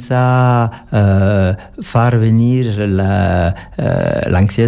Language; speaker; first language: Catalan; non-native, learner; French